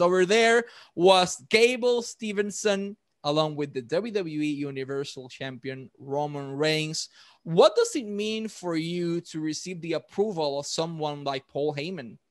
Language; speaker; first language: English; non-native, local second language; Spanish